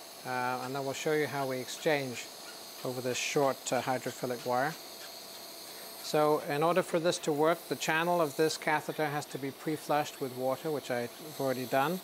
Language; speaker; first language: English; native; English